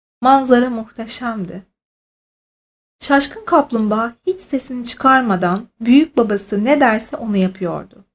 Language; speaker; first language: Turkish; native; Turkish